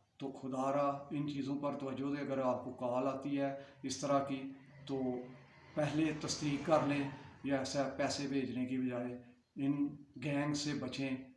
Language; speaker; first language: Urdu; non-native, local second language; Punjabi